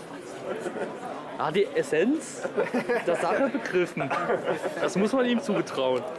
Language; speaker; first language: German; native; German